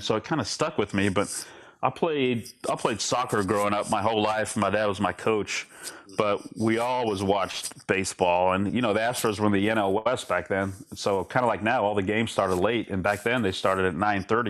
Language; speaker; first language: English; native; English